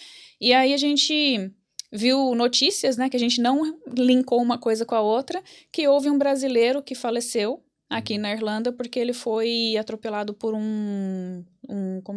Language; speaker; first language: Portuguese; native; Portuguese